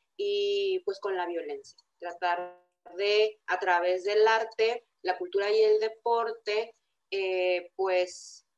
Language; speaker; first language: Spanish; native; Spanish